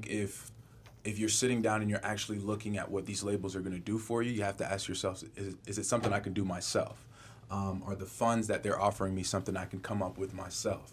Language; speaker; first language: English; native; English